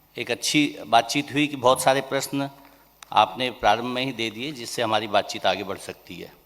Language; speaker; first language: Hindi; native; Hindi